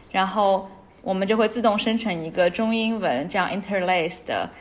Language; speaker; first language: Chinese; native; Chinese